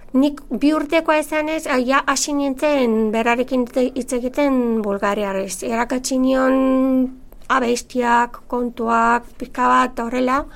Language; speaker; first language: Basque; non-native, fluent; Bulgarian